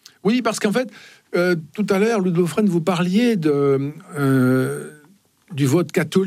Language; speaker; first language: French; native; French